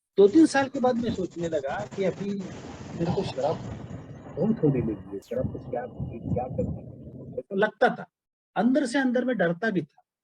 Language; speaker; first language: Hindi; non-native, local second language; Marathi